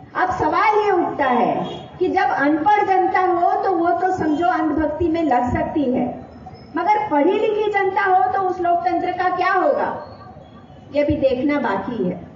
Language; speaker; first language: Hindi; non-native, local second language; Gujarati